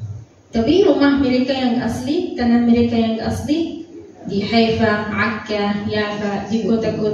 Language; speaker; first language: Indonesian; non-native, fluent; Arabic